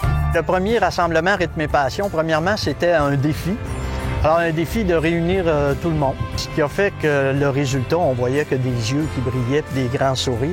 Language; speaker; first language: French; native; French